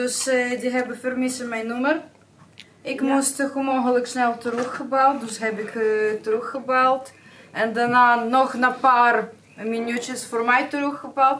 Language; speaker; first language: Dutch; non-native, learner; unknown